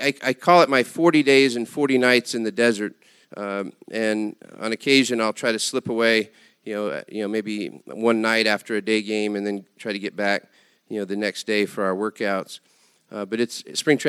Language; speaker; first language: English; native; English